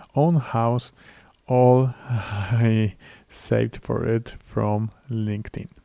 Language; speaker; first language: English; non-native, fluent; Polish